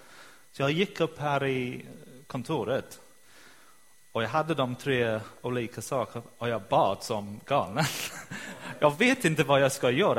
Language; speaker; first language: Swedish; non-native, fluent; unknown